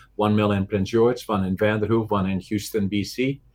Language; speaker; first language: English; non-native, fluent; Dutch